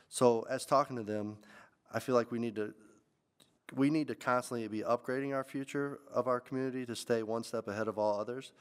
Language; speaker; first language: English; native; English